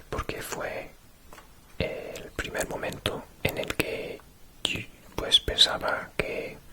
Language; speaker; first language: Spanish; non-native, fluent; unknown